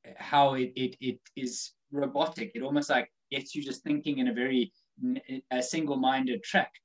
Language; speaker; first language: English; native; English